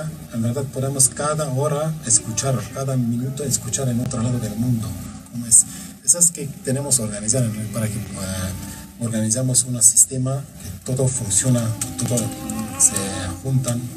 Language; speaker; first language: Spanish; non-native, learner; Kurdish